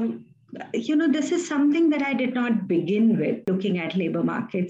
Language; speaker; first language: English; non-native, local second language; Hindi